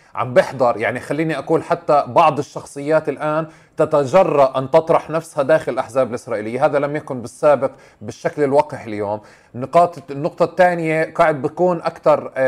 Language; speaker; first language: Arabic; native; Arabic